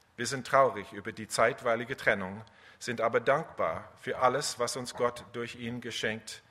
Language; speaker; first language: German; early bilingual, other home language; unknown